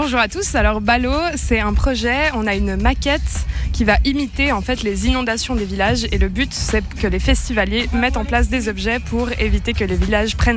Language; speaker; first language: French; native; French